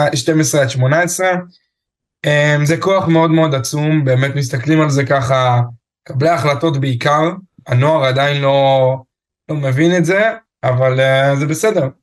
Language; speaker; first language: Hebrew; native; Hebrew